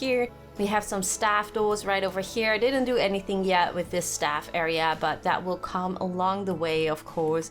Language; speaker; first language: English; non-native, fluent; Dutch